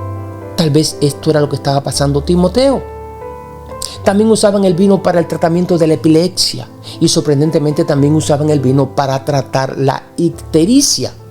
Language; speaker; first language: Spanish; native; Spanish